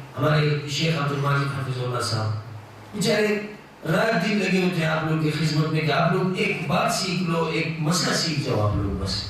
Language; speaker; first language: Urdu; non-native, local second language; Pashto